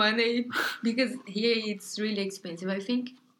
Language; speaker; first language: English; non-native, learner; Portuguese